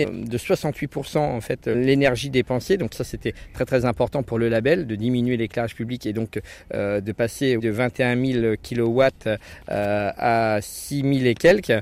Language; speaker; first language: French; native; French